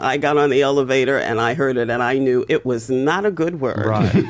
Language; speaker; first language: English; native; English